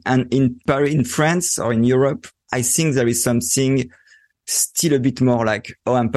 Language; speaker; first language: English; non-native, fluent; French